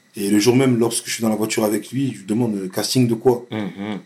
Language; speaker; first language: French; native; French